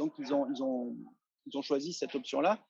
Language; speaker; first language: French; native; French